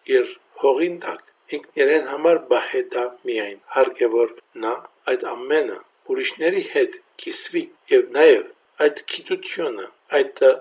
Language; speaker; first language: Armenian; early bilingual, heritage; Armenian